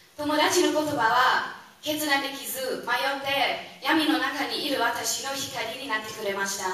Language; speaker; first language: Japanese; non-native, fluent; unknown